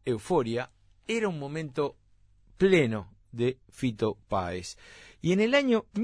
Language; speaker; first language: Spanish; native; Spanish